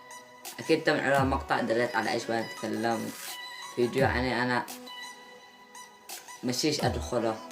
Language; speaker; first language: Arabic; native; Arabic